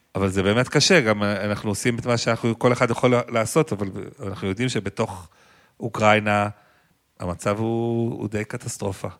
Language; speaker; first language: Hebrew; native; Hebrew